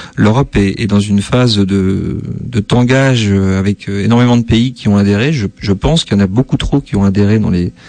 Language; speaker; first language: French; native; French